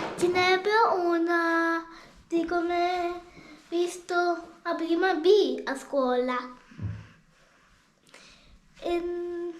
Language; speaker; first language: Italian; early bilingual, other home language; Malayalam